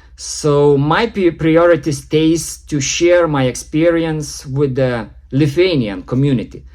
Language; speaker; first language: English; non-native, fluent; Lithuanian